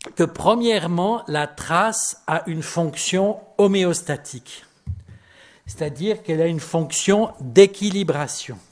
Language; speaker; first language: French; native; French